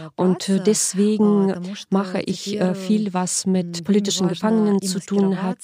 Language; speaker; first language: German; non-native, fluent; Belarusian